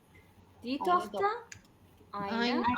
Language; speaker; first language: German; non-native, learner; Urdu